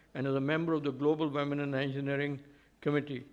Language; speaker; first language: English; native; English